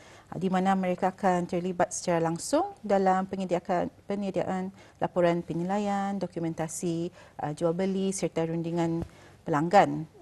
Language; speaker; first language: Malay; native; Malay